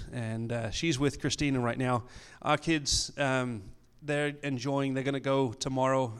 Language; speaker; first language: English; native; English